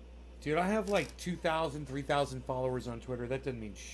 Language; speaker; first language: English; native; English